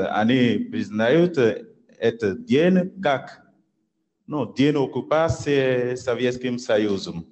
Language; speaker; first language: Russian; non-native, fluent; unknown